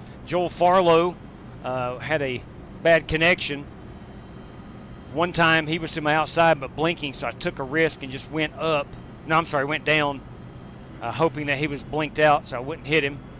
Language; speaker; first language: English; native; English